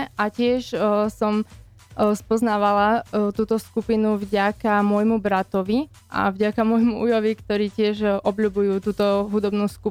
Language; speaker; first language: Slovak; native; Slovak